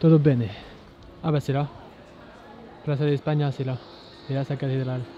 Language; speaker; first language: French; native; French